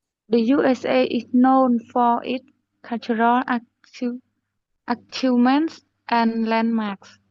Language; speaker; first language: English; non-native, learner; Khmer